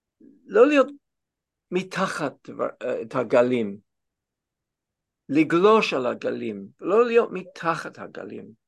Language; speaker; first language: Hebrew; non-native, fluent; English